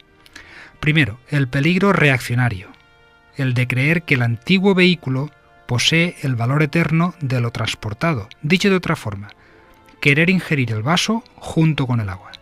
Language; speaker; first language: Spanish; native; Spanish